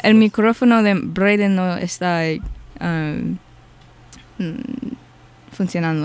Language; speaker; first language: Spanish; non-native, learner; English